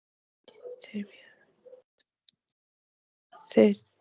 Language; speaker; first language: French; non-native, learner; Spanish